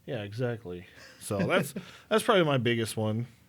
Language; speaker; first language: English; native; English